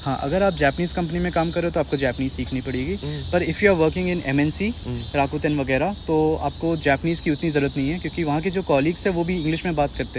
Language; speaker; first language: Hindi; native; Hindi